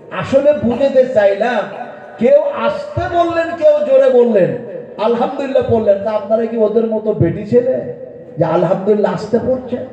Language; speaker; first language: Bangla; non-native, local second language; Urdu